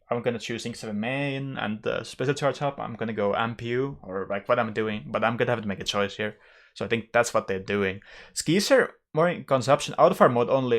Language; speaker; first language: English; non-native, fluent; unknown